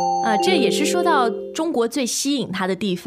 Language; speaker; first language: Chinese; native; Chinese